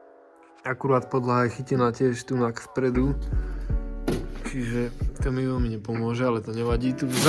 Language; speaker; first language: Slovak; native; Slovak